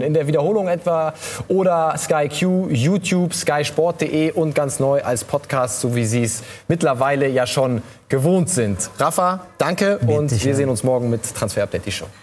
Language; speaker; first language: German; native; German